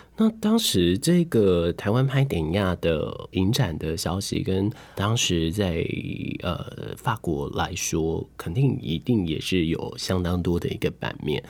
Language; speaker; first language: Chinese; native; Chinese